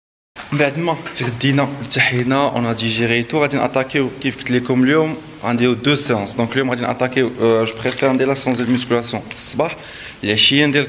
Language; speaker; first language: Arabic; native; Arabic